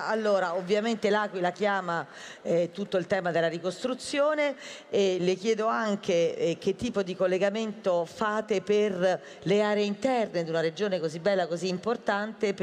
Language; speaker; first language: Italian; native; Italian